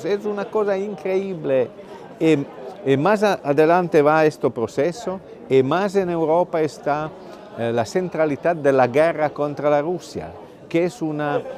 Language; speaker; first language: Spanish; non-native, fluent; Italian